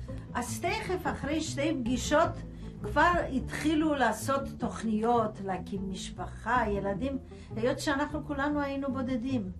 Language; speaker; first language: Hebrew; non-native, fluent; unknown